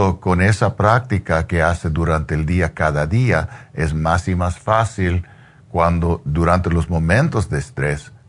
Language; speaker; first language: Spanish; non-native, learner; English